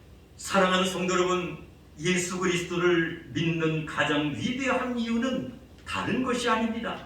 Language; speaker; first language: Korean; native; Korean